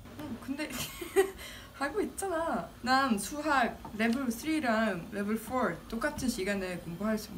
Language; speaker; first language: Korean; non-native, learner; Swedish